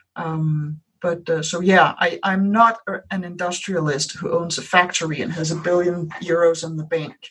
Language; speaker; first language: English; non-native, fluent; Danish